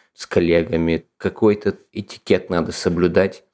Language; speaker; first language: Russian; non-native, local second language; Ingush